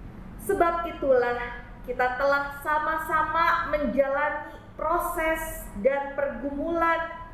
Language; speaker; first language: Indonesian; native; Indonesian